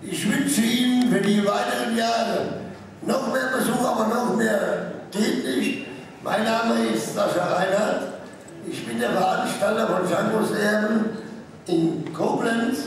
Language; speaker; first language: German; non-native, local second language; Romany